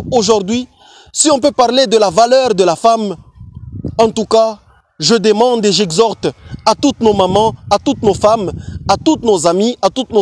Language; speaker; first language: French; non-native, local second language; Swahili